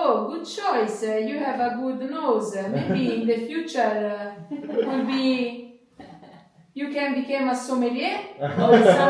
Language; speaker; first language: English; non-native, learner; Italian